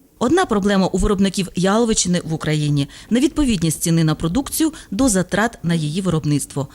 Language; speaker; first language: Ukrainian; native; Ukrainian